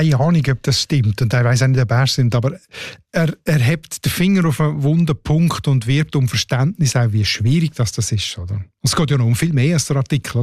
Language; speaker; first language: German; native; German